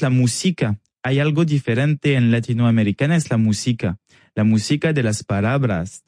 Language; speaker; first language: Spanish; non-native, learner; French